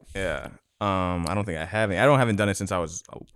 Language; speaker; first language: English; native; English